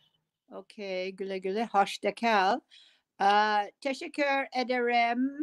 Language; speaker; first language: Turkish; non-native, learner; English